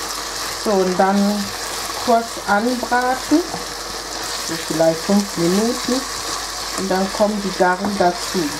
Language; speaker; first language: German; non-native, fluent; Akan